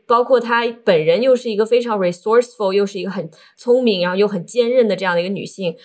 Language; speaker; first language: Chinese; native; Chinese